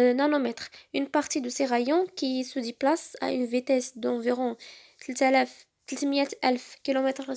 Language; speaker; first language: French; non-native, local second language; Arabic